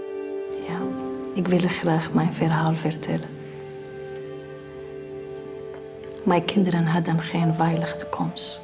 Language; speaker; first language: Dutch; non-native, learner; Arabic